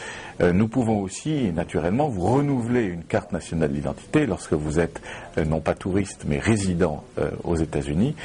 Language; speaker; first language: French; native; French